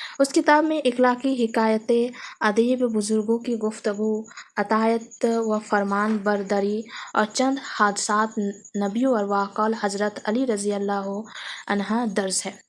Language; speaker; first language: Urdu; native; Urdu